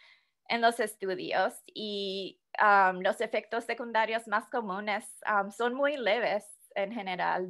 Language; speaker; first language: Spanish; non-native, fluent; English